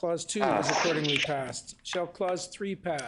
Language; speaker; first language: English; native; English